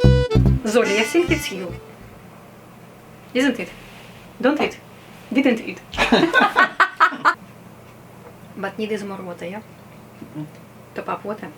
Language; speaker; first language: English; non-native, learner; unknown